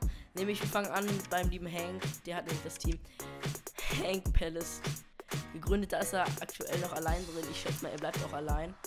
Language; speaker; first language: German; native; German